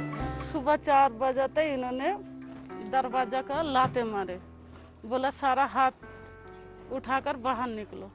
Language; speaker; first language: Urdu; non-native, local second language; Kashmiri